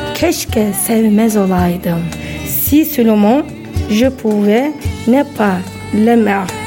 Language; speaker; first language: French; non-native, fluent; Turkish